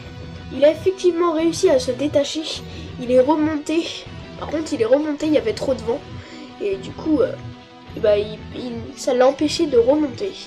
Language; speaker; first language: French; native; French